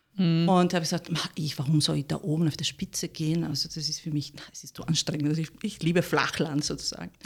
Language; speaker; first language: German; non-native, fluent; Italian